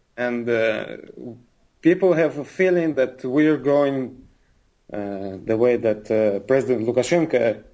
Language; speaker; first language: English; non-native, fluent; Russian